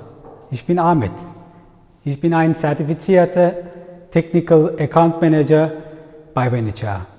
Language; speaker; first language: German; non-native, fluent; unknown